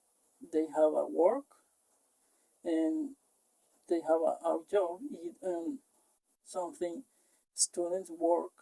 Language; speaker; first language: English; non-native, learner; Spanish